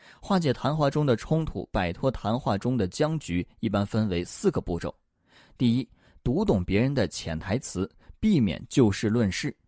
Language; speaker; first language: Chinese; native; Chinese